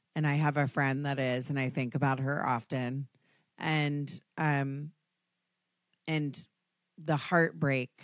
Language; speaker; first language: English; native; English